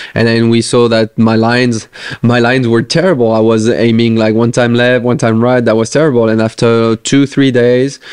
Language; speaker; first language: English; non-native, fluent; French